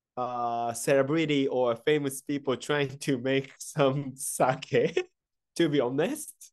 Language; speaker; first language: English; non-native, fluent; Japanese